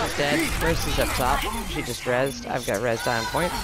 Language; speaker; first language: English; native; English